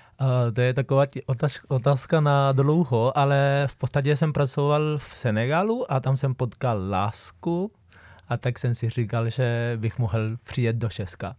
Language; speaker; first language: Czech; non-native, fluent; Spanish